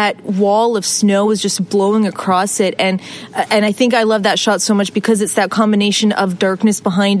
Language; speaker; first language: English; native; English